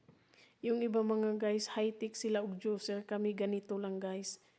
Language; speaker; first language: Filipino; native; Filipino